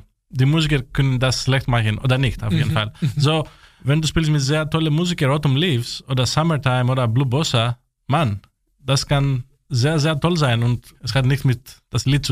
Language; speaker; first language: German; non-native, fluent; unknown